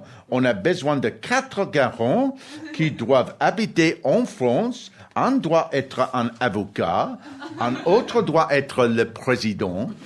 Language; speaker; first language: French; non-native, learner; English